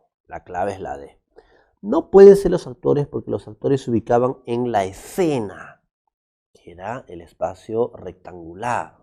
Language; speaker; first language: Spanish; native; Spanish